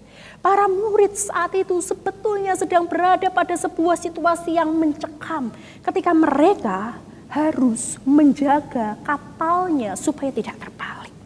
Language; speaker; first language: Indonesian; native; Indonesian